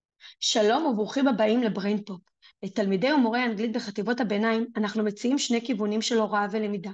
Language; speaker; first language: Hebrew; native; Hebrew